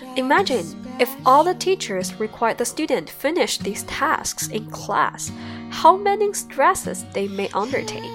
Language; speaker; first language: English; non-native, fluent; Chinese